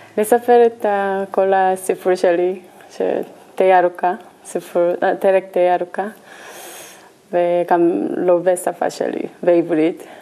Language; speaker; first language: Hebrew; non-native, learner; Korean